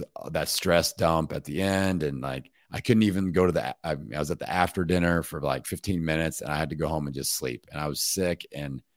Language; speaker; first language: English; native; English